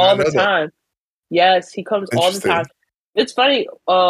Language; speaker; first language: English; native; English